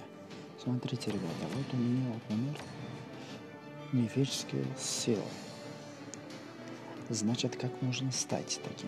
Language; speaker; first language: Russian; non-native, local second language; Uzbek